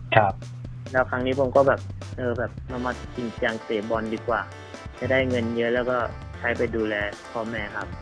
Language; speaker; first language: Thai; early bilingual, heritage; Thai